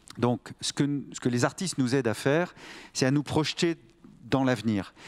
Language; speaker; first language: French; native; French